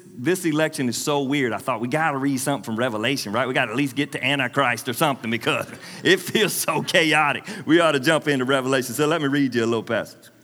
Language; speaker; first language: English; native; English